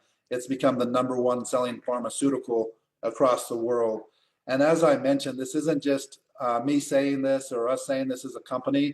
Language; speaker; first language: English; native; English